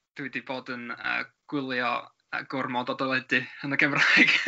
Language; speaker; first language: Welsh; non-native, learner; English